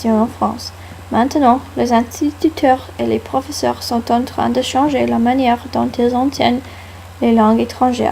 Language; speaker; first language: French; non-native, learner; English